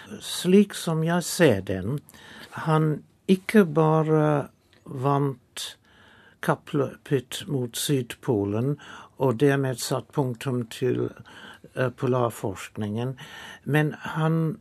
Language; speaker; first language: Norwegian; non-native, fluent; English